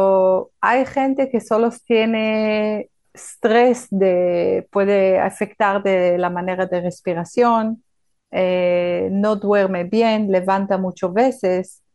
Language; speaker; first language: Spanish; non-native, fluent; Hebrew